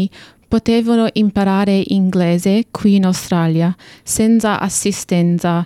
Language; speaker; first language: Italian; non-native, fluent; English